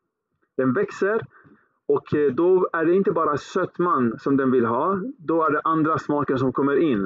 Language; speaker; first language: Swedish; early bilingual, other home language; Arabic